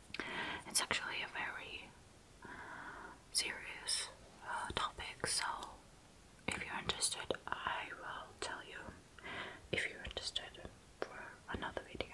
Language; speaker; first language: English; non-native, fluent; Russian